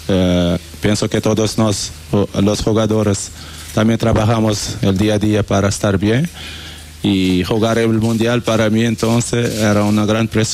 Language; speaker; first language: Spanish; non-native, learner; Portuguese